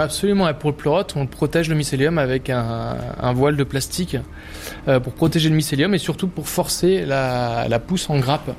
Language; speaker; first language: French; native; French